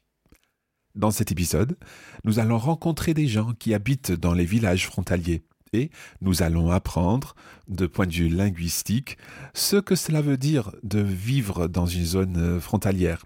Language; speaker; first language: French; non-native, fluent; English